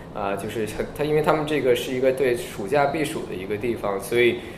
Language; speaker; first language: Chinese; early bilingual, heritage; Chinese